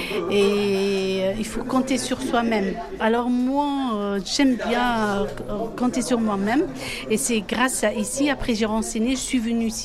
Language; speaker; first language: French; non-native, fluent; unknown